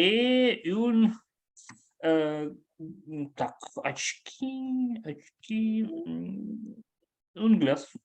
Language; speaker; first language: French; non-native, learner; Russian